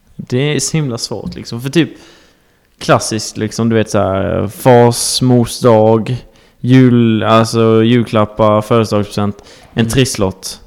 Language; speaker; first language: Swedish; native; Swedish